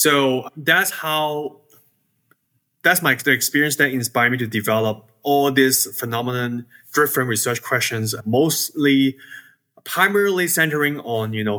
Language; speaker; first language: English; non-native, local second language; Cantonese